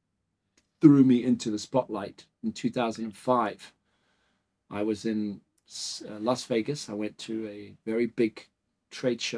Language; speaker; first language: English; native; English